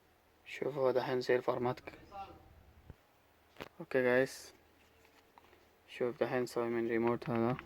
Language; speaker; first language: Arabic; non-native, learner; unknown